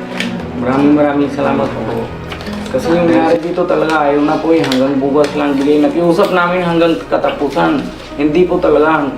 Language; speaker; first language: Filipino; non-native, learner; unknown